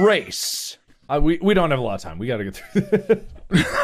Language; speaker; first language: English; native; English